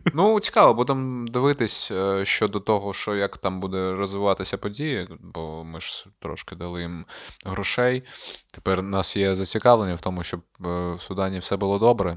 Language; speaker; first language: Ukrainian; non-native, local second language; Russian